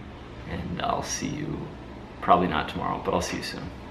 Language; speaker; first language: English; native; English